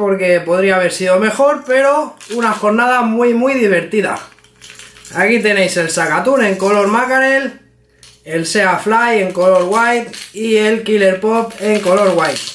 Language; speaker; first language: Spanish; native; Spanish